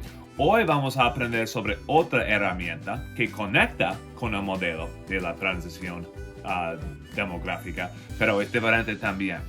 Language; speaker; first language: Spanish; non-native, fluent; English